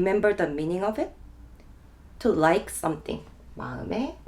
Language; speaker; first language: English; non-native, fluent; Korean